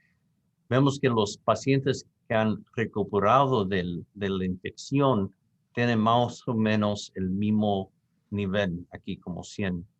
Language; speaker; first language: Spanish; non-native, fluent; English